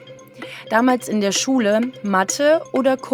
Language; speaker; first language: German; native; German